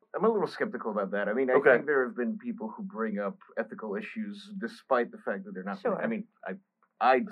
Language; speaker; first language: English; early bilingual, other home language; Bulgarian